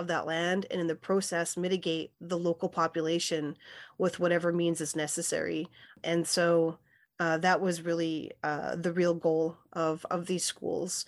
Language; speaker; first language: English; native; English